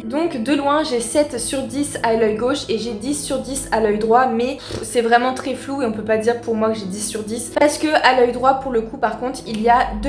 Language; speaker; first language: French; native; French